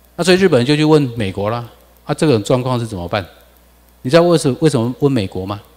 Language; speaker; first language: Chinese; non-native, local second language; Min Nan Chinese